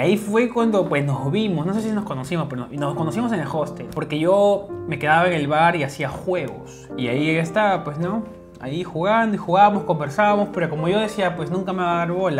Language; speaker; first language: Spanish; native; Spanish